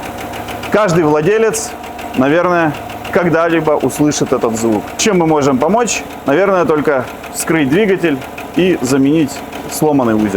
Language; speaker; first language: Russian; native; Russian